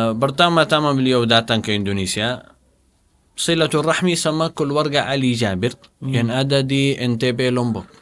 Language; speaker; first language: Indonesian; non-native, fluent; Arabic